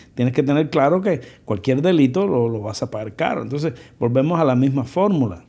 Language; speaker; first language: Spanish; native; Spanish